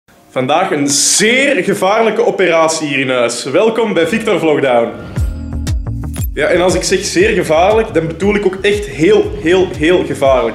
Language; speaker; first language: Dutch; native; Dutch